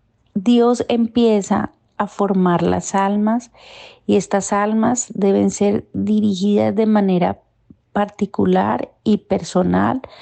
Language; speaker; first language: Spanish; native; Spanish